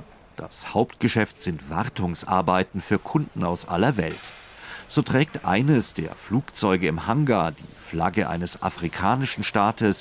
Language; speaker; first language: German; native; German